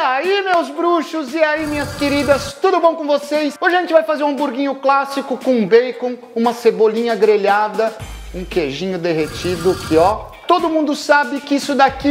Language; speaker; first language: Portuguese; native; Portuguese